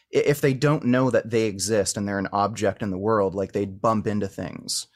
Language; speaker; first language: English; native; English